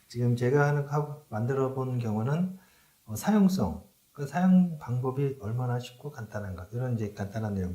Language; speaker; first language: Korean; native; Korean